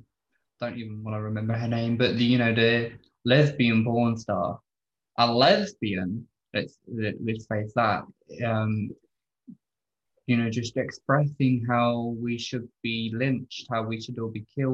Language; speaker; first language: English; native; English